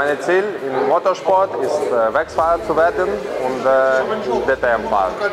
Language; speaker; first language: German; non-native, fluent; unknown